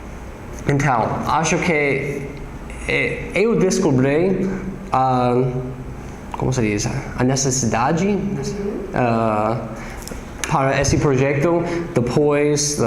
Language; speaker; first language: Portuguese; non-native, learner; English